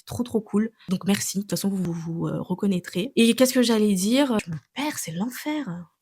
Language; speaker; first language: French; native; French